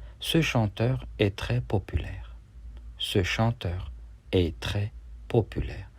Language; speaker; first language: French; non-native, fluent; Turkish